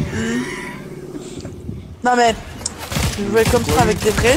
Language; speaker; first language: French; native; French